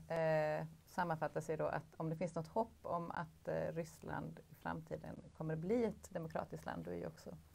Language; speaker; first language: Swedish; native; Swedish